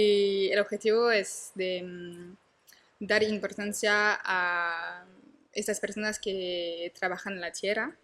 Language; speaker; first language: Spanish; non-native, learner; French